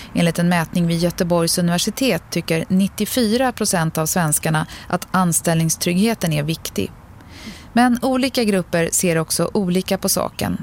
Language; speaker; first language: Swedish; native; Swedish